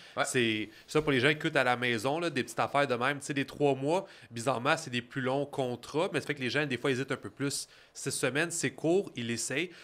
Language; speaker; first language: French; native; French